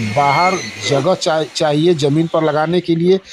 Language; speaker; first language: Hindi; native; Hindi